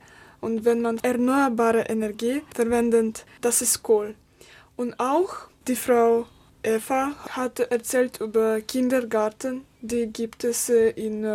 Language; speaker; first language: German; non-native, learner; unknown